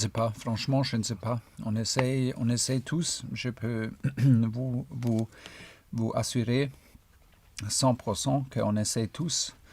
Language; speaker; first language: French; non-native, fluent; German